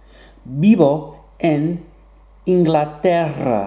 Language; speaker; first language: Spanish; non-native, fluent; English